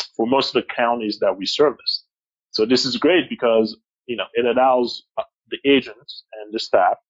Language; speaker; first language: English; non-native, fluent; French